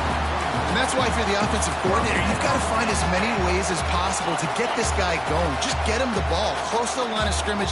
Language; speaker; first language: English; native; English